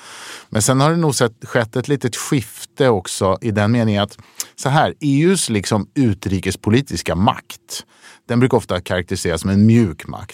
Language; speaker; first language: Swedish; native; Swedish